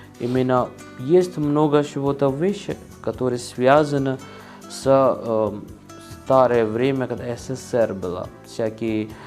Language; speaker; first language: Russian; non-native, learner; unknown